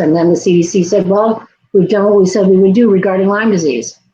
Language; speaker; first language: English; native; English